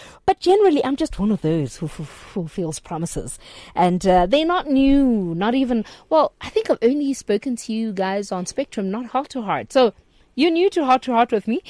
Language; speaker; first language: English; non-native, local second language; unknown